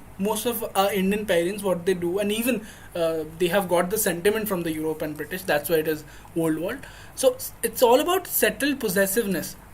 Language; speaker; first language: English; non-native, local second language; Hindi